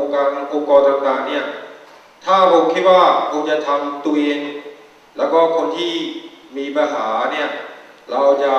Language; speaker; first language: Thai; non-native, fluent; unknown